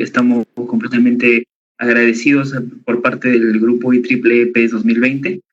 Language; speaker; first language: Spanish; native; Spanish